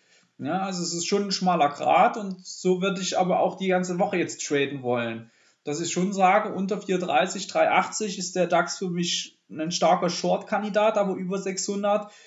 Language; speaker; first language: German; native; German